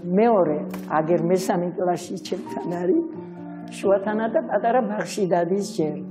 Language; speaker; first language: Georgian; native; Georgian